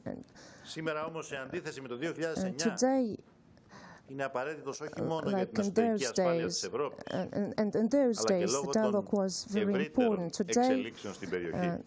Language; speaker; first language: Greek; native; Greek